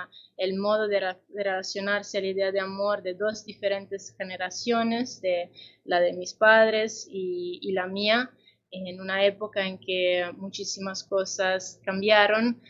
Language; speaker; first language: Spanish; non-native, fluent; Italian